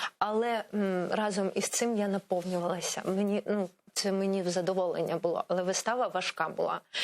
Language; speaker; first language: Ukrainian; non-native, local second language; Crimean Tatar